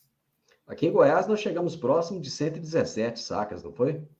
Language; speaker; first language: Portuguese; native; Portuguese